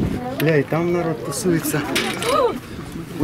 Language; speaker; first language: Russian; native; Russian